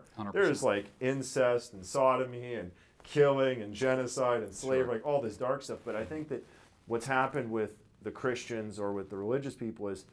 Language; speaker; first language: English; native; English